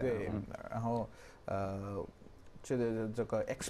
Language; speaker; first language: Chinese; non-native, learner; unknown